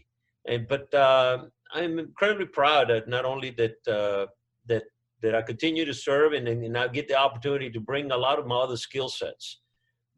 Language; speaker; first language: English; non-native, fluent; Spanish